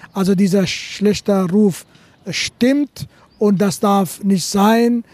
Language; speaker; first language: German; non-native, fluent; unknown